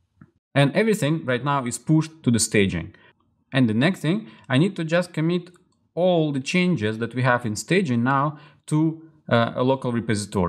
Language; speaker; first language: English; non-native, fluent; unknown